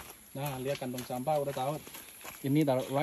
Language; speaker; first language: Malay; non-native, fluent; Chinese